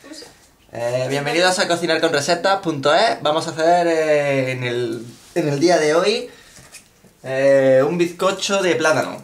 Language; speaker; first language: Spanish; native; Spanish